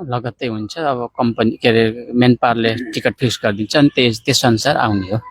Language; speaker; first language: Nepali; native; Nepali